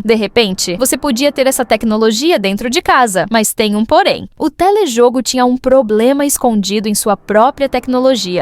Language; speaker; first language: Portuguese; native; Portuguese